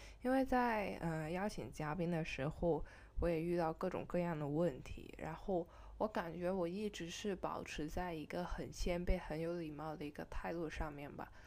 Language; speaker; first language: Chinese; non-native, local second language; Cantonese